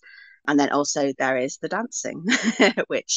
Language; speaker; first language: English; native; English